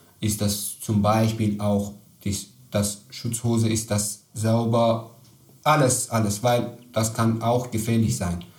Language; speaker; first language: German; non-native, learner; Persian